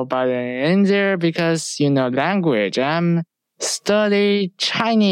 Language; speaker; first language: English; non-native, learner; Chinese